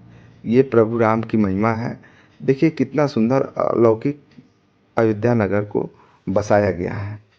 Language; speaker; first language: Hindi; native; Hindi